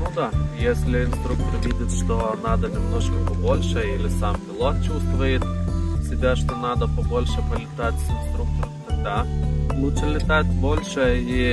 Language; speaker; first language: Russian; non-native, fluent; Lithuanian